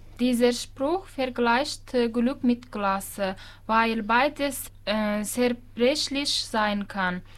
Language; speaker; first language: German; non-native, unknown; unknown